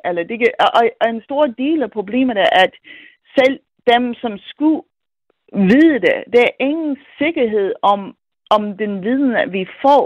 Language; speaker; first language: Danish; non-native, fluent; English